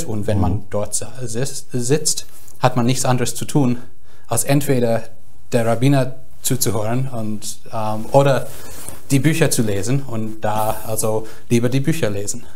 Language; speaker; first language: German; non-native, fluent; English